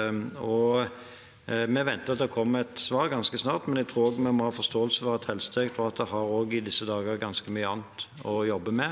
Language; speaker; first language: Norwegian; native; Norwegian